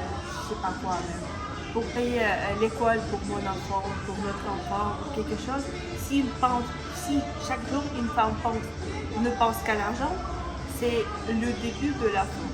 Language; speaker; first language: French; non-native, local second language; Ukrainian